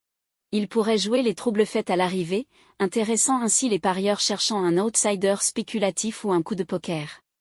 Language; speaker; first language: French; native; French